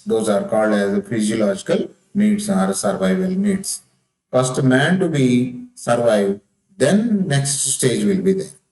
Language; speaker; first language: English; non-native, local second language; Telugu